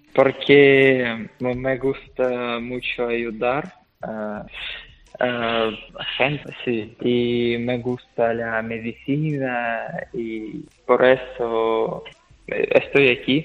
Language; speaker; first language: Spanish; non-native, learner; Ukrainian